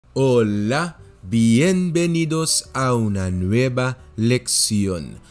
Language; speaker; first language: Spanish; non-native, fluent; Dutch